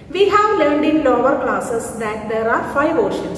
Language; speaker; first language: English; non-native, local second language; Malayalam